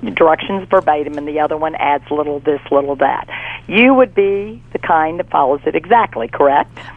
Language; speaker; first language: English; native; English